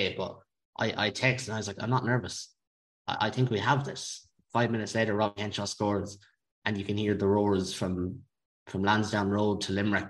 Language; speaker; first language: English; native; English